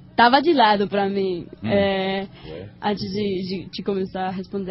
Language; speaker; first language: Portuguese; non-native, learner; Spanish